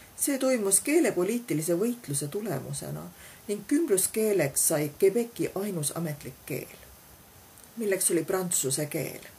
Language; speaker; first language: Estonian; native; Estonian